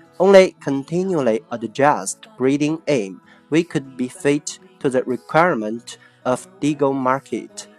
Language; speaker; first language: English; non-native, fluent; Chinese